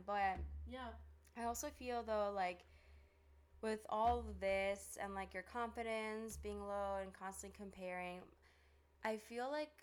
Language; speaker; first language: English; early bilingual, other home language; Greek